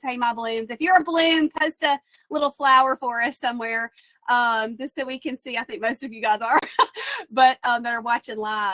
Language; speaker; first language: English; native; English